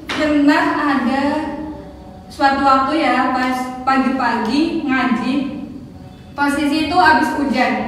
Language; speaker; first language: Indonesian; native; Indonesian